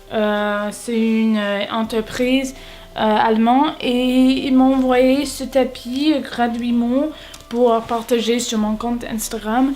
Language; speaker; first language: French; non-native, learner; English